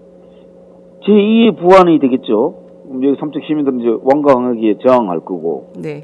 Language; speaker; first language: Korean; native; Korean